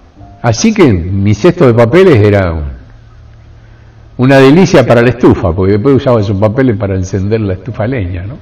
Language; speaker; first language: Spanish; native; Spanish